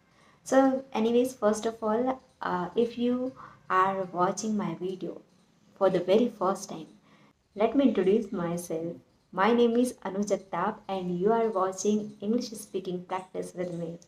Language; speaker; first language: English; non-native, learner; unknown